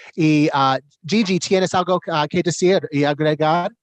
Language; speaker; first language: Spanish; non-native, learner; English